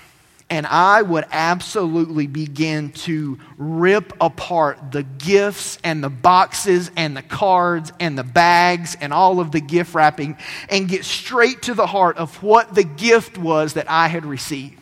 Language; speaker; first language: English; native; English